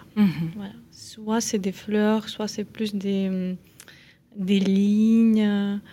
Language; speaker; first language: French; non-native, fluent; Ukrainian